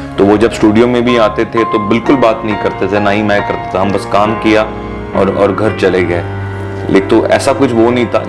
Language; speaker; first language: Hindi; native; Hindi